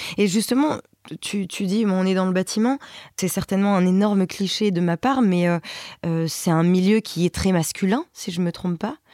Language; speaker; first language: French; native; French